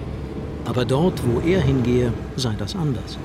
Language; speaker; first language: German; native; German